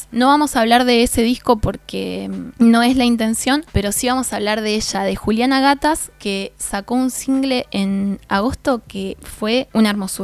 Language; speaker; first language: Spanish; native; Spanish